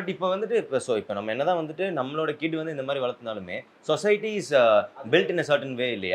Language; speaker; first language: Tamil; native; Tamil